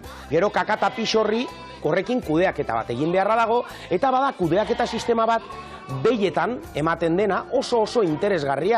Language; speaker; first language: Basque; native; Basque